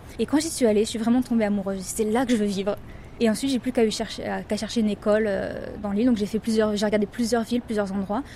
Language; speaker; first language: French; native; French